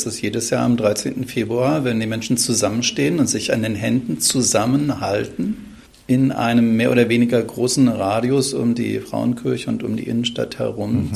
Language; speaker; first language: German; native; German